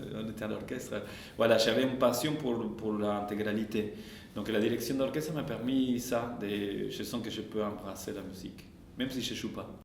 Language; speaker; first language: French; non-native, fluent; Spanish